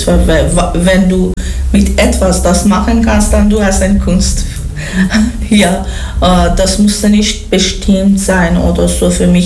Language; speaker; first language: German; non-native, learner; Persian